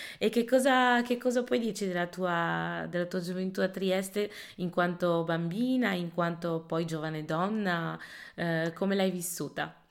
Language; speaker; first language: Italian; early bilingual, other home language; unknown